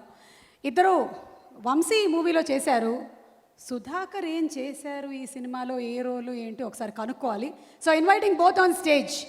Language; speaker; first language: Telugu; native; Telugu